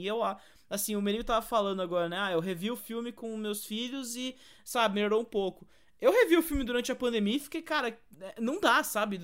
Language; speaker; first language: Portuguese; native; Portuguese